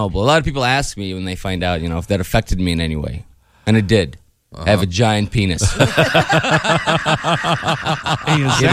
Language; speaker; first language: English; non-native, fluent; Russian